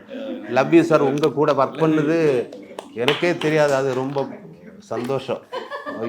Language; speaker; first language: Tamil; non-native, learner; Malayalam